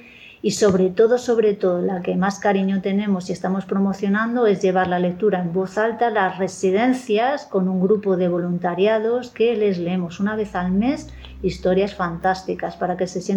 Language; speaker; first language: Spanish; native; Spanish